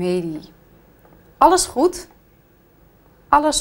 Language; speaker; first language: Dutch; native; Dutch